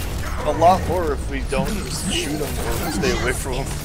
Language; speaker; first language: English; native; English